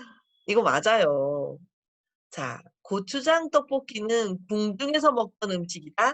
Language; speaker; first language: Korean; native; Korean